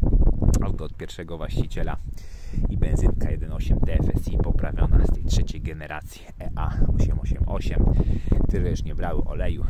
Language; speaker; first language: Polish; native; Polish